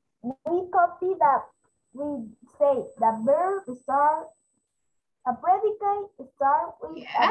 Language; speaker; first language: English; non-native, learner; Spanish